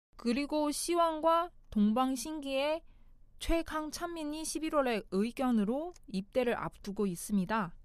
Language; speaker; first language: Korean; non-native, fluent; Chinese